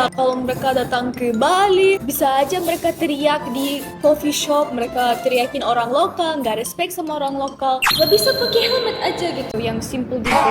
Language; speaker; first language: Indonesian; non-native, fluent; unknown